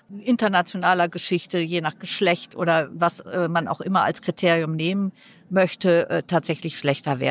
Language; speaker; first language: German; native; German